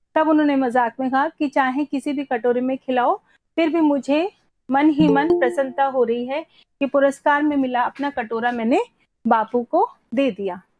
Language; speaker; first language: Hindi; native; Hindi